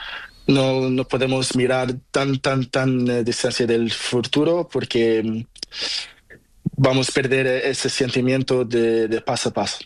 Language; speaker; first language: Spanish; non-native, learner; Portuguese